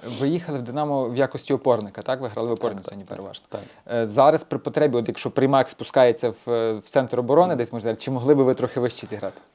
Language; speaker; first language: Ukrainian; native; Ukrainian